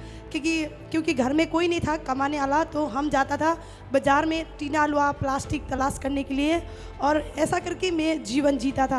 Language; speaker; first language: Hindi; non-native, local second language; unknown